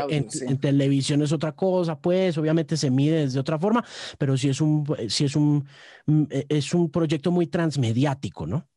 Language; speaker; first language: Spanish; native; Spanish